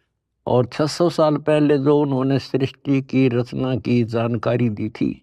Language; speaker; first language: Hindi; native; Hindi